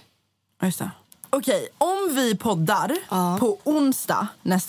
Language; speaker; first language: Swedish; native; Swedish